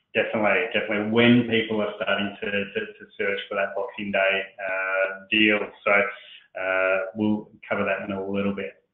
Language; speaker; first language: English; native; English